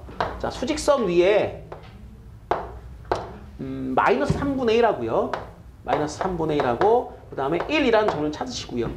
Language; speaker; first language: Korean; native; Korean